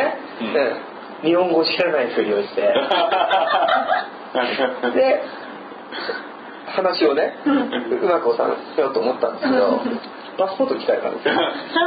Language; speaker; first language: Japanese; non-native, fluent; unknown